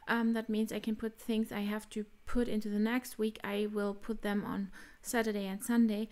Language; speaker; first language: English; non-native, fluent; German